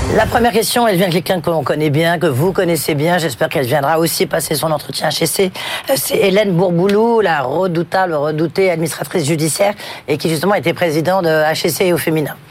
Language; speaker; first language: French; native; French